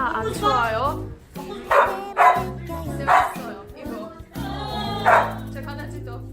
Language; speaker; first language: Korean; non-native, learner; Russian